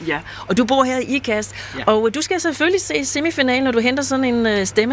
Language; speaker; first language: Danish; native; Danish